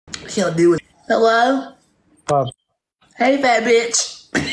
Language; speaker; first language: English; native; English